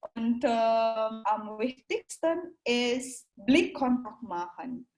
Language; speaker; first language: German; non-native, learner; Indonesian